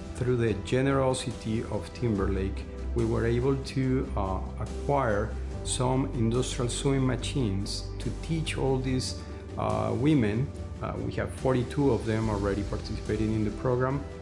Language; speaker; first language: English; non-native, fluent; Spanish